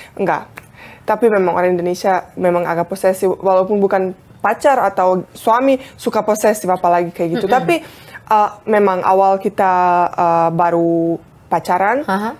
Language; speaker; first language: Indonesian; non-native, fluent; Bosnian